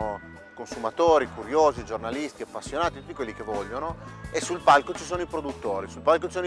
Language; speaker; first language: Italian; native; Italian